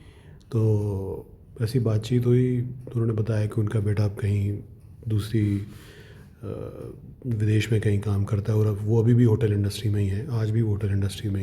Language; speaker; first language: Hindi; native; Hindi